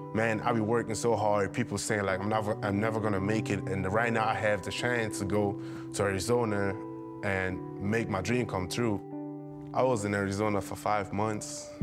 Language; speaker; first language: English; early bilingual, other home language; German